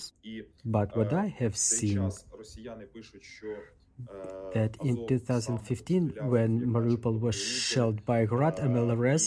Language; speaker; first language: English; non-native, fluent; Russian